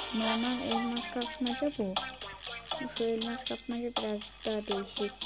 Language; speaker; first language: Turkish; native; Turkish